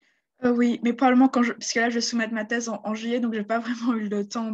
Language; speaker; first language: French; native; French